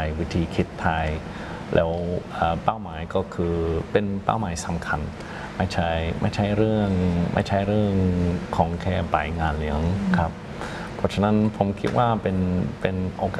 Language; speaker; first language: Thai; non-native, fluent; English